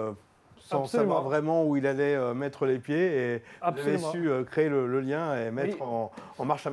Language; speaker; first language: French; native; French